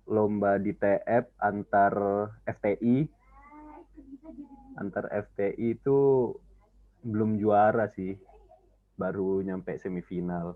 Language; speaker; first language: Indonesian; native; Indonesian